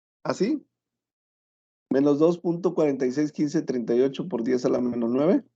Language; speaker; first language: Spanish; native; Spanish